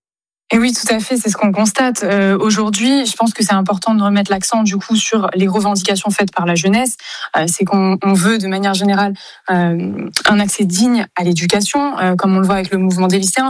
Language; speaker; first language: French; native; French